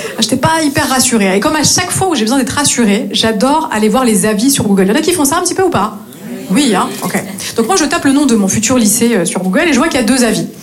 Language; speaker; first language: French; native; French